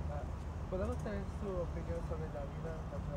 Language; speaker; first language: Spanish; non-native, learner; English